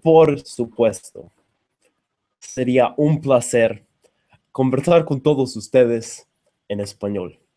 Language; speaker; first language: Spanish; non-native, learner; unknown